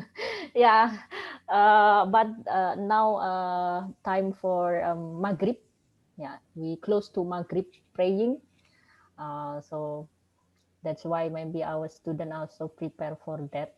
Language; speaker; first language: English; non-native, learner; Indonesian